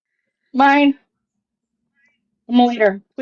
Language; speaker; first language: English; native; English